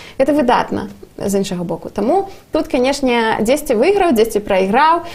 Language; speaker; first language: Belarusian; non-native, local second language; Russian